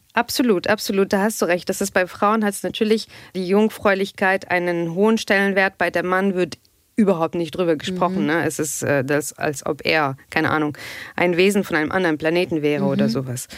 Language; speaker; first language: German; non-native, fluent; Arabic